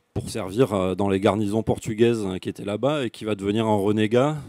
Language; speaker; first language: French; native; French